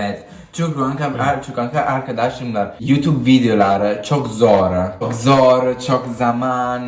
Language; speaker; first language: Turkish; non-native, learner; Italian